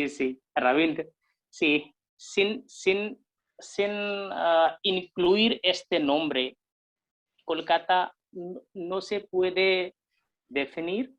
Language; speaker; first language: Spanish; non-native, fluent; Hindi